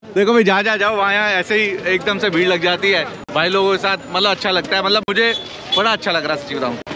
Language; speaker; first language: Hindi; native; Hindi